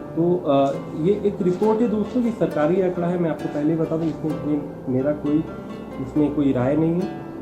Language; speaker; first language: Hindi; non-native, local second language; Marathi